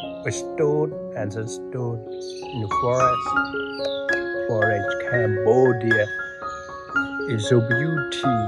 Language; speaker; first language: English; non-native, learner; Khmer